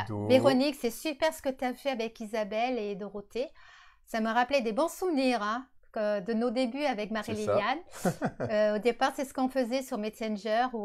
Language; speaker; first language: French; native; French